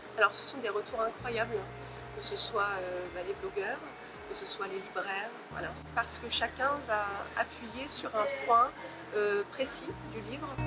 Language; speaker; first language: French; native; French